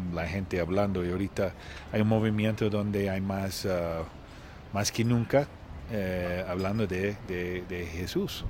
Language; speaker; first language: Spanish; non-native, learner; Portuguese